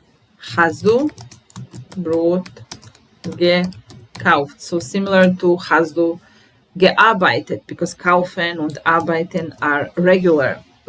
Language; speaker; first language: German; non-native, fluent; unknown